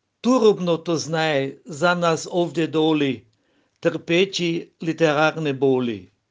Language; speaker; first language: Croatian; native; Croatian